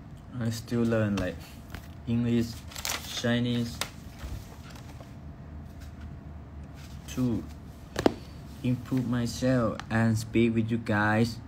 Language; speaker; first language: English; non-native, learner; Thai